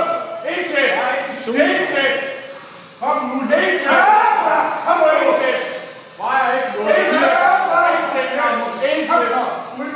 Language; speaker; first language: Danish; native; Danish